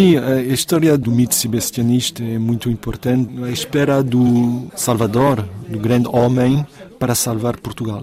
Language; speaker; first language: Portuguese; non-native, fluent; French